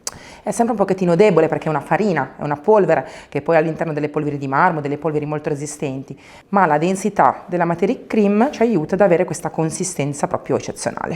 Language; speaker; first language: Italian; native; Italian